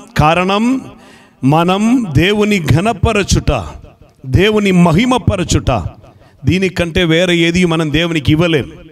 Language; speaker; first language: Telugu; non-native, fluent; Malayalam